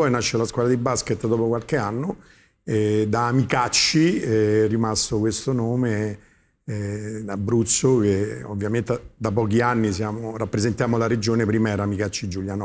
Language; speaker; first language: Italian; native; Italian